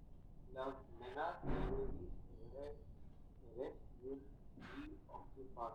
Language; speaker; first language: French; non-native, learner; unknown